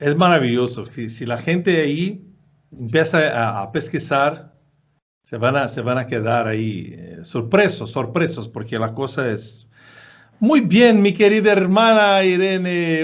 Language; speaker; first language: Spanish; non-native, fluent; Portuguese